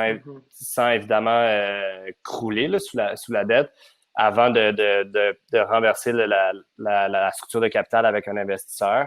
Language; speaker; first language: French; native; French